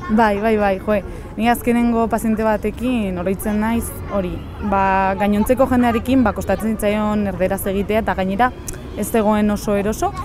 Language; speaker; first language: Basque; non-native, local second language; Spanish